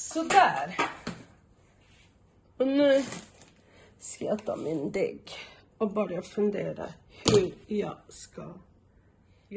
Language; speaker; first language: Swedish; non-native, fluent; Portuguese